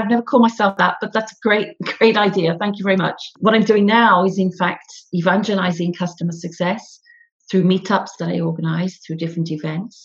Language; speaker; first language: English; native; English